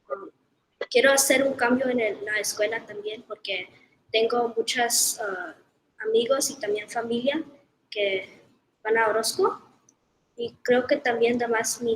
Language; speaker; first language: Spanish; early bilingual, heritage; Spanish